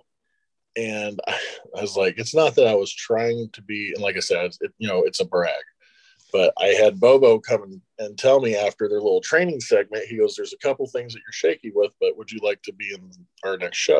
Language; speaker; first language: English; native; English